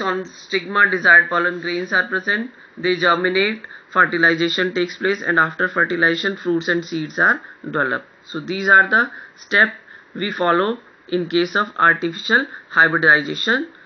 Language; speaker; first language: English; non-native, local second language; Hindi